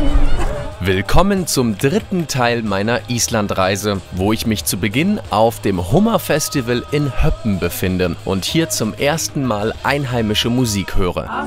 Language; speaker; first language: German; native; German